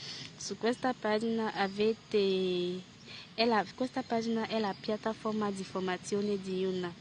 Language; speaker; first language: Italian; non-native, learner; French